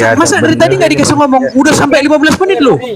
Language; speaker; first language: Indonesian; native; Indonesian